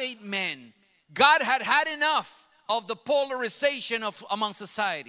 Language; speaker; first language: English; early bilingual, other home language; Spanish